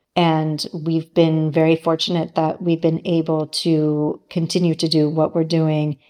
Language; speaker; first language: English; native; English